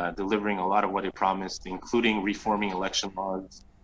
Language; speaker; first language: English; native; English